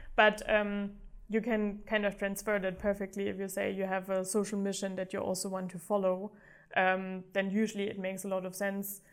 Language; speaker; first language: English; non-native, fluent; German